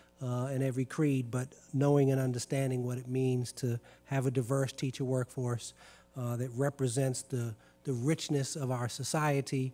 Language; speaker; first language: English; native; English